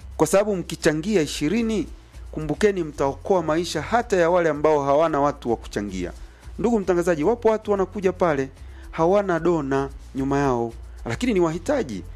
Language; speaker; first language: Swahili; native; Swahili